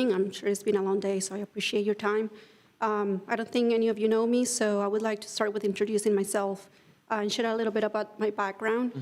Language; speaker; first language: English; non-native, fluent; Spanish